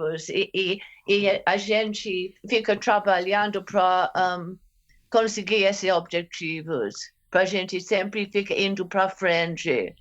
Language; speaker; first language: Portuguese; non-native, fluent; English